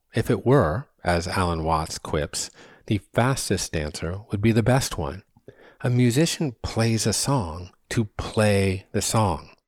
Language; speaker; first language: English; native; English